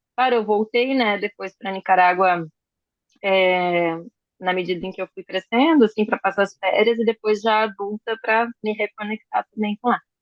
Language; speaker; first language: Portuguese; early bilingual, other home language; Spanish